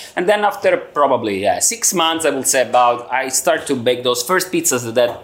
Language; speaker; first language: English; non-native, learner; Italian